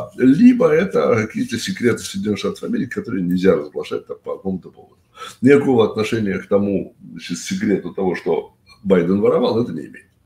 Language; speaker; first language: Russian; native; Russian